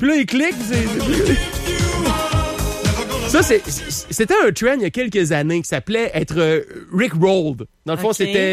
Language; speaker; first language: French; native; French